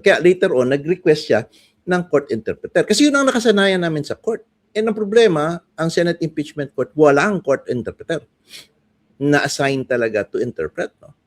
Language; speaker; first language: Filipino; non-native, local second language; Cebuano